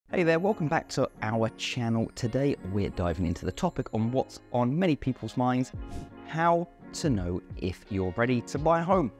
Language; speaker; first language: English; native; English